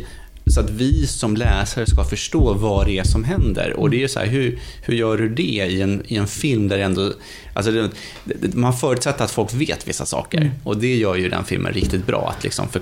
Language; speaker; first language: Swedish; native; Swedish